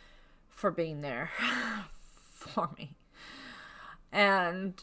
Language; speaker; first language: English; native; English